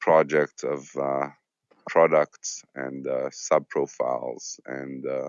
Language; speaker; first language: English; non-native, fluent; Hebrew